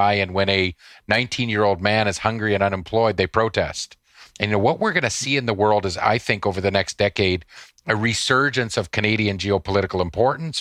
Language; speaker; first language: English; native; English